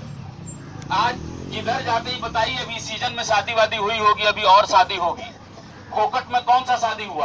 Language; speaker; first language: Hindi; non-native, local second language; Bhojpuri